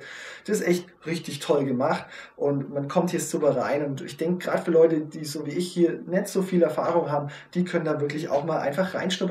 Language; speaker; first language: German; native; German